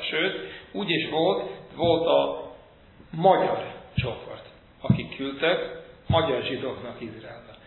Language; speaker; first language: Hungarian; non-native, fluent; English